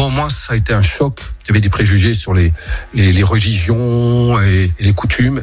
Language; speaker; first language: French; native; French